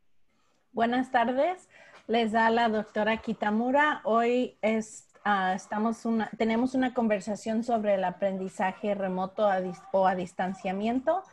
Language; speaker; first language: Spanish; non-native, local second language; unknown